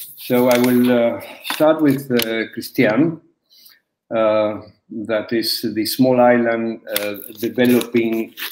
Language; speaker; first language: English; non-native, fluent; Spanish